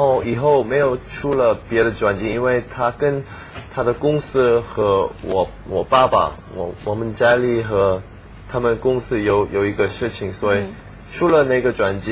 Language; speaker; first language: Chinese; non-native, learner; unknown